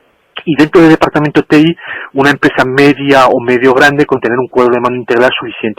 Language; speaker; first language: Spanish; native; Spanish